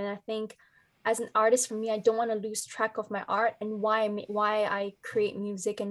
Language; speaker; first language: English; native; English